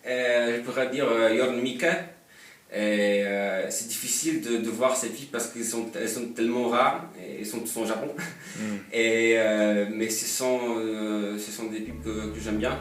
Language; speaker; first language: French; non-native, fluent; Polish